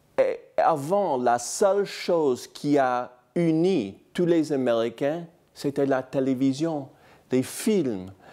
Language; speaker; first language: French; non-native, fluent; English